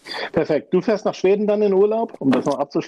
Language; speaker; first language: German; native; German